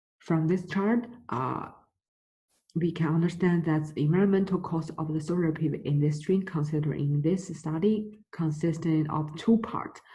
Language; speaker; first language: English; non-native, fluent; Chinese